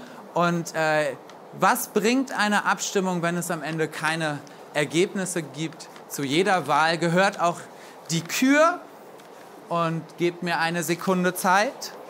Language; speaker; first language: German; native; German